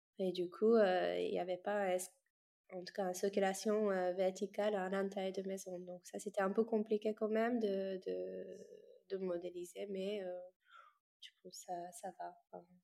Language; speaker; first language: French; non-native, fluent; Japanese